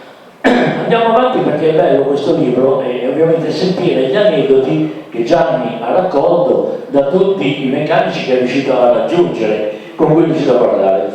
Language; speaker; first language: Italian; native; Italian